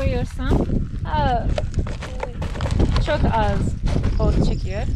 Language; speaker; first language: Turkish; non-native, learner; English